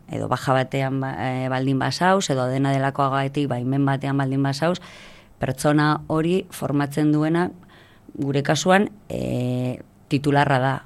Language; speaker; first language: Basque; native; Basque